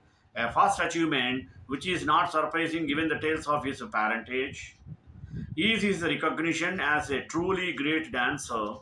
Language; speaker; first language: English; non-native, local second language; Telugu